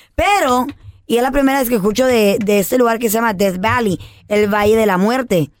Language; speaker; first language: Spanish; early bilingual, heritage; Spanish